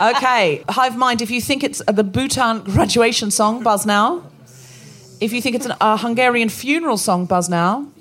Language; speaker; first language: English; native; English